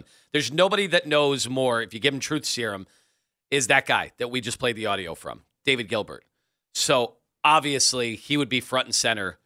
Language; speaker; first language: English; native; English